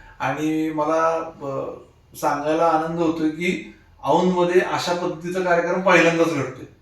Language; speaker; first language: Marathi; native; Marathi